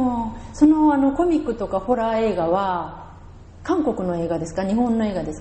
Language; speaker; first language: Japanese; native; Japanese